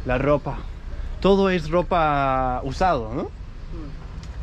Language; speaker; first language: Spanish; non-native, fluent; Danish